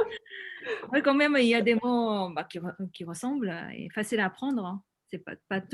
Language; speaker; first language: French; non-native, fluent; Korean